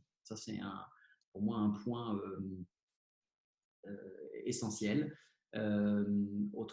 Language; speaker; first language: French; native; French